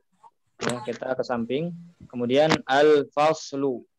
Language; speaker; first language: Indonesian; native; Indonesian